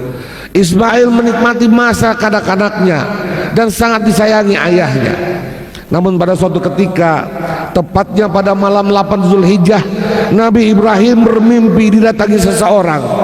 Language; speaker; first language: Indonesian; native; Indonesian